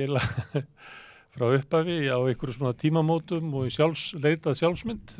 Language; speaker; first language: Icelandic; native; Icelandic